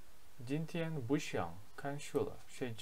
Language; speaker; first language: Chinese; non-native, learner; Turkish